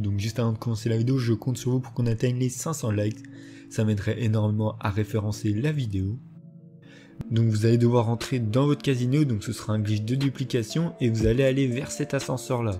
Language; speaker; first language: French; native; French